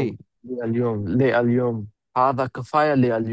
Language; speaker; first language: Arabic; non-native, learner; Urdu